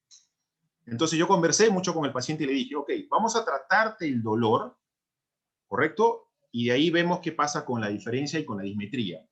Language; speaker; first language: Spanish; native; Spanish